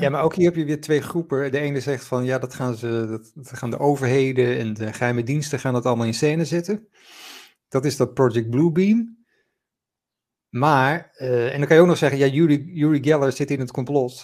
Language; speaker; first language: Dutch; native; Dutch